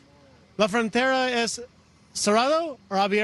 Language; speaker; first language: Spanish; non-native, learner; English